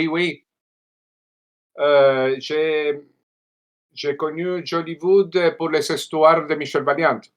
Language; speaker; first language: French; non-native, learner; Italian